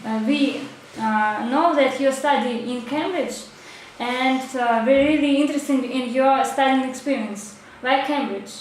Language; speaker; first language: English; non-native, learner; Russian